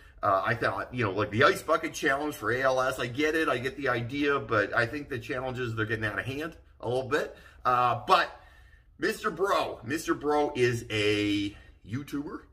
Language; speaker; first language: English; native; English